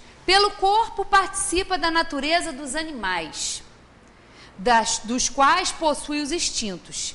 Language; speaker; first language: Portuguese; native; Portuguese